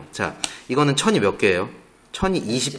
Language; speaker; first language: Korean; native; Korean